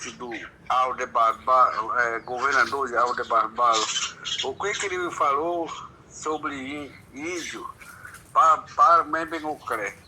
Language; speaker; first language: Portuguese; non-native, local second language; Kayapó